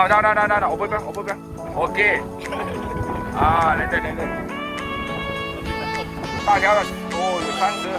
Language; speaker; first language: Chinese; non-native, learner; Thai